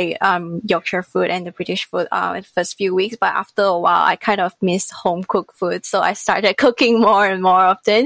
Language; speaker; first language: English; non-native, local second language; Chinese